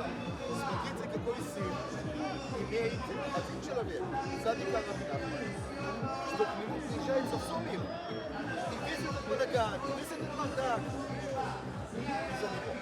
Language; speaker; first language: Russian; non-native, learner; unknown